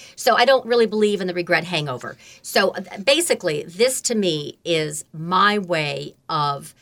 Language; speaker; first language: English; native; English